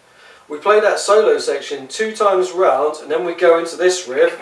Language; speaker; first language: English; native; English